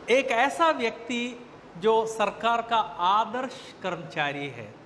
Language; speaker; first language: Hindi; native; Hindi